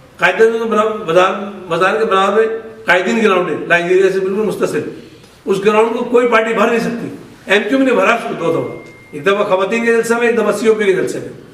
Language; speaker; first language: Urdu; native; Urdu